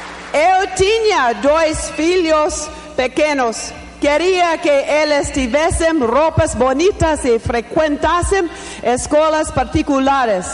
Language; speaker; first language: Portuguese; non-native, learner; English